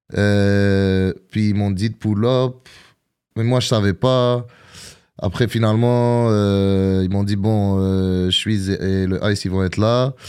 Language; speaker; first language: French; early bilingual, other home language; Arabic